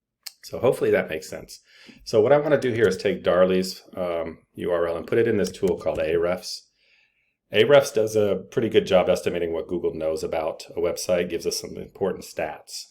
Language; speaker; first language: English; native; English